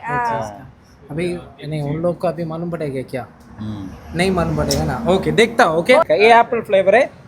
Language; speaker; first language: Hindi; non-native, local second language; Malayalam